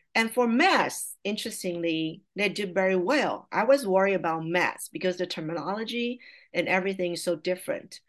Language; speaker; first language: English; non-native, fluent; Chinese